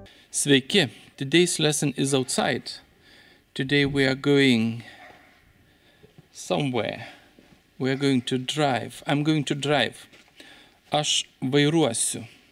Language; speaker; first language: English; non-native, fluent; Lithuanian